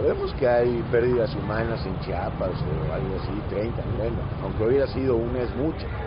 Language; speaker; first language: Spanish; native; Spanish